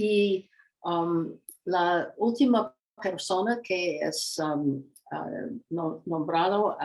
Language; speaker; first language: Spanish; non-native, learner; English